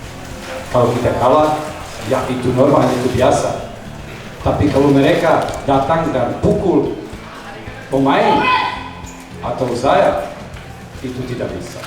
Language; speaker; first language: Indonesian; non-native, learner; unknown